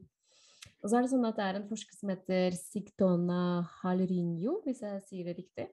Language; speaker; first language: Norwegian; non-native, fluent; Spanish